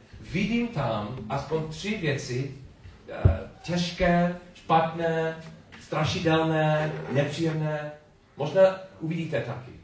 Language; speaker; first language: Czech; non-native, learner; English